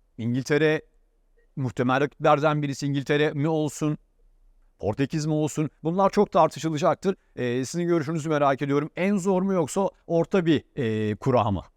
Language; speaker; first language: Turkish; native; Turkish